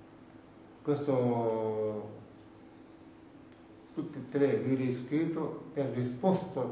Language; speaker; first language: Italian; non-native, learner; Tibetan